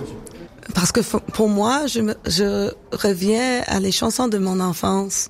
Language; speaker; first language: French; non-native, local second language; English